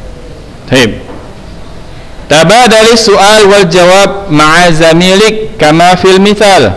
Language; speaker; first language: Arabic; non-native, fluent; Indonesian